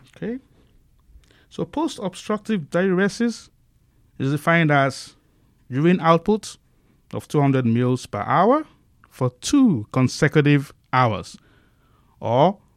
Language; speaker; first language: English; non-native, local second language; Igbo